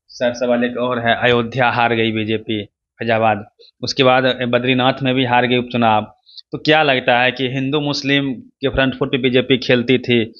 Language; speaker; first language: Hindi; native; Hindi